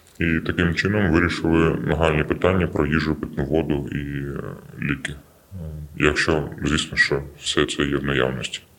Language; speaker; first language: Ukrainian; non-native, local second language; Russian